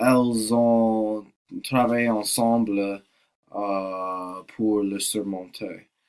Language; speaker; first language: French; non-native, learner; English